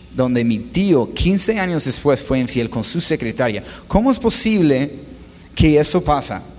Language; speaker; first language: Spanish; non-native, fluent; English